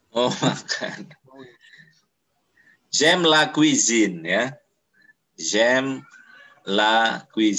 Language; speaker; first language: French; non-native, fluent; Indonesian